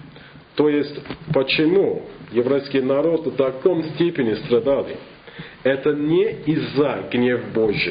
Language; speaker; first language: Russian; non-native, fluent; English